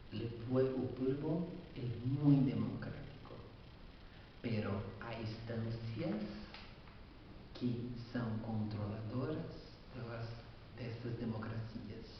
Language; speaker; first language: Spanish; non-native, fluent; Portuguese